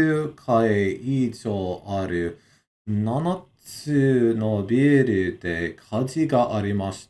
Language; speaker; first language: Japanese; non-native, learner; English